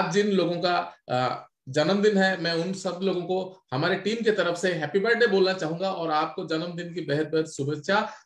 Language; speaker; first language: Hindi; non-native, local second language; Odia